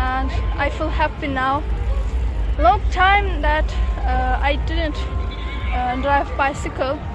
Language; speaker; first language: English; non-native, learner; Azerbaijani